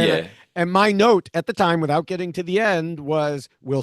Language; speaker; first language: English; native; English